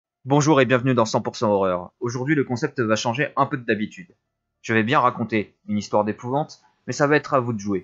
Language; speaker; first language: French; native; French